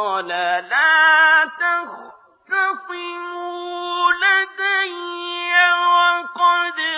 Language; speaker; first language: Arabic; native; Arabic